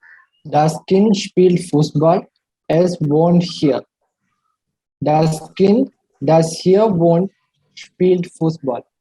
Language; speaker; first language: German; non-native, learner; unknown